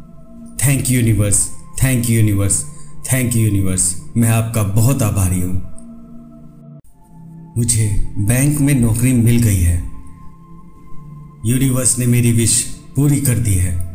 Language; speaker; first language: Hindi; native; Hindi